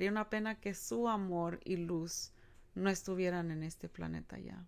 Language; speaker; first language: Spanish; early bilingual, other home language; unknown